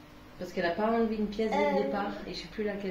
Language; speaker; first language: French; native; French